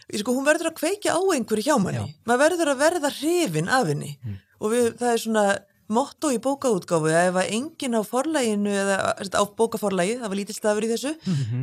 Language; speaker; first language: Icelandic; native; Icelandic